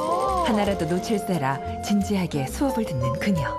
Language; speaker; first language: Korean; native; Korean